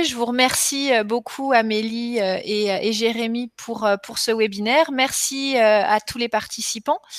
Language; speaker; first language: French; native; French